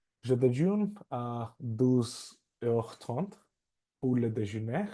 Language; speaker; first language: French; non-native, learner; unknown